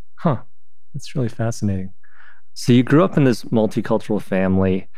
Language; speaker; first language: English; non-native, fluent; Chinese